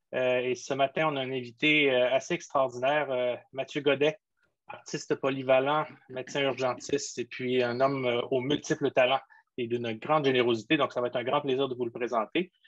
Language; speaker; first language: French; native; French